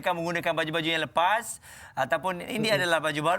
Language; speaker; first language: Malay; native; Malay